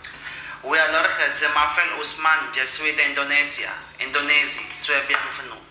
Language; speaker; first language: French; non-native, learner; Indonesian